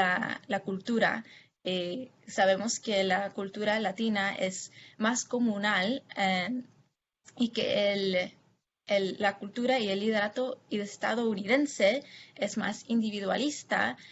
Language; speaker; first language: Spanish; non-native, fluent; English